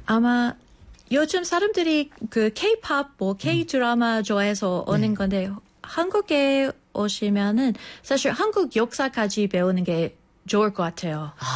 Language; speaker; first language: Korean; non-native, fluent; English